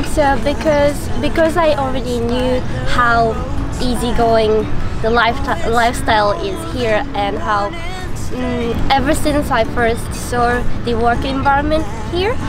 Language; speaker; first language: English; non-native, fluent; Japanese